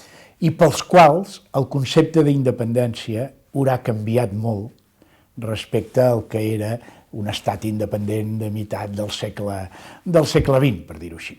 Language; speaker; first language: Catalan; native; Catalan